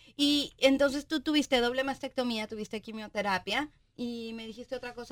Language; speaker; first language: Spanish; native; Spanish